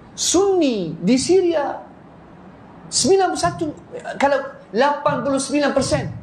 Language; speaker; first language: Malay; non-native, fluent; Arabic